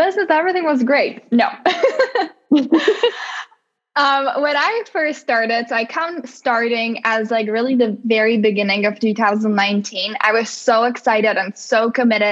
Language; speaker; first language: English; non-native, fluent; Czech